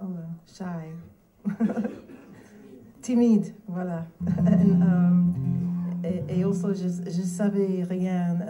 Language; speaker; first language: French; non-native, learner; English